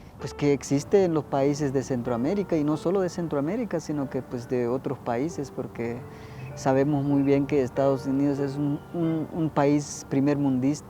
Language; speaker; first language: Spanish; native; Spanish